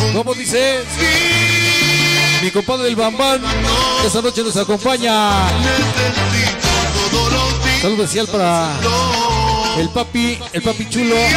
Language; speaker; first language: Spanish; native; Spanish